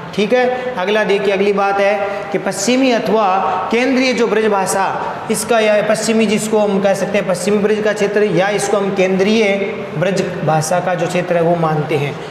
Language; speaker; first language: Hindi; native; Hindi